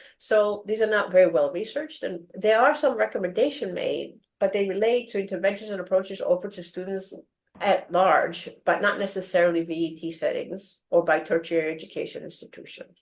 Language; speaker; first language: English; non-native, fluent; Greek